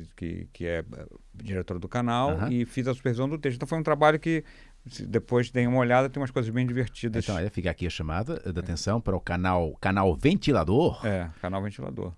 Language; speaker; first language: Portuguese; native; Portuguese